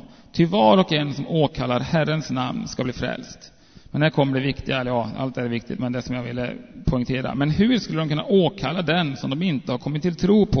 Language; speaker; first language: Swedish; native; Swedish